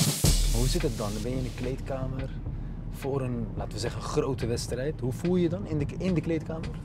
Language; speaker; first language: Dutch; native; Dutch